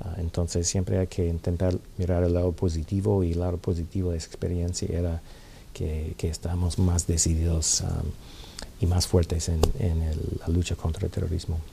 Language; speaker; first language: Spanish; non-native, fluent; English